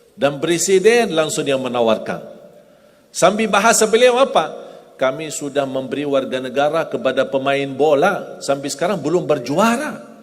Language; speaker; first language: Indonesian; non-native, fluent; Arabic